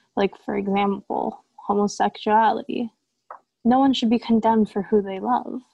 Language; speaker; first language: English; native; English